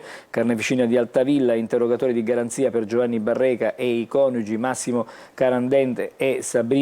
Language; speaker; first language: Italian; native; Italian